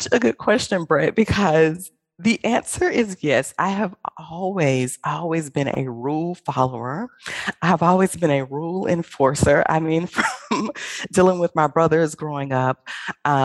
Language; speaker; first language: English; native; English